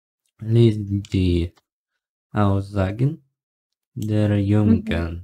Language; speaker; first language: German; non-native, learner; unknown